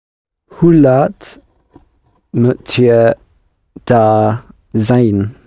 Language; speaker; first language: Dutch; non-native, learner; English